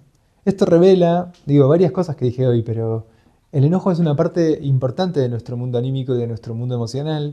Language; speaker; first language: Spanish; native; Spanish